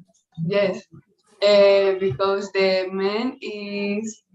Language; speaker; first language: English; non-native, learner; Spanish